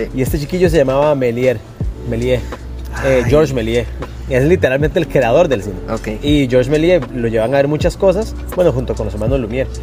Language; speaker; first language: Spanish; native; Spanish